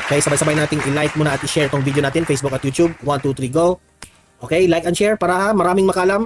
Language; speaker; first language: Filipino; native; Filipino